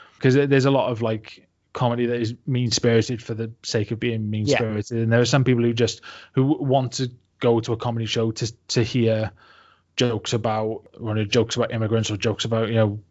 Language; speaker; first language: English; native; English